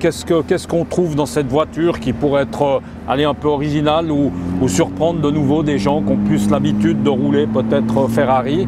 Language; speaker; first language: French; native; French